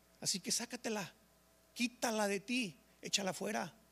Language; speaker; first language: Spanish; native; Spanish